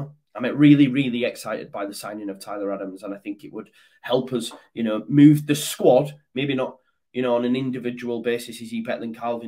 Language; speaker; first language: English; native; English